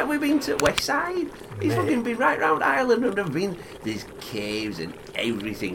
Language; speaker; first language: English; native; English